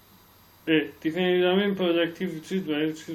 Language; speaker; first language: Persian; native; Persian